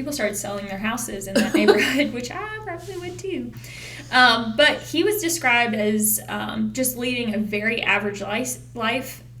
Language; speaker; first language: English; native; English